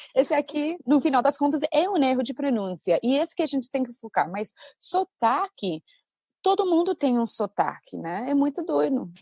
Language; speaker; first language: Portuguese; non-native, fluent; English